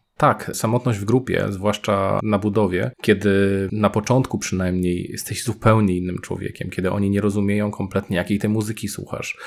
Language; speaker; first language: Polish; native; Polish